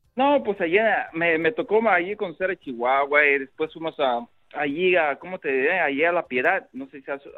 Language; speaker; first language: Spanish; native; Spanish